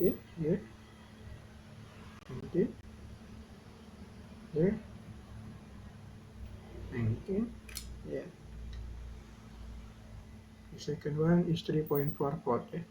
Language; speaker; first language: English; non-native, learner; Indonesian